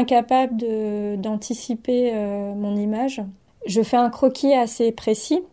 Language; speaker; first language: French; native; French